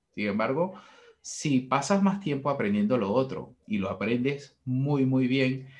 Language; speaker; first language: Spanish; native; Spanish